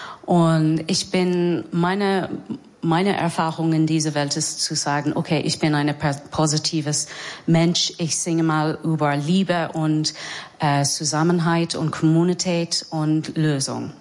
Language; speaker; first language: German; non-native, fluent; English